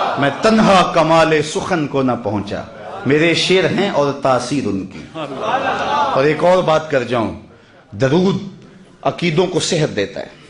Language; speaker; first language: Urdu; non-native, local second language; Punjabi